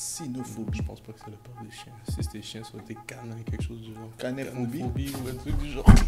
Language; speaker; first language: French; native; French